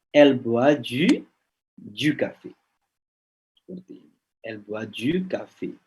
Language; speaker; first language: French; non-native, fluent; Indonesian